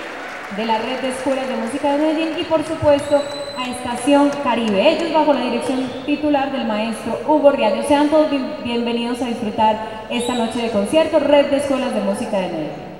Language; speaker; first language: Spanish; native; Spanish